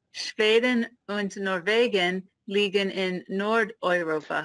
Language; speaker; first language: German; non-native, fluent; English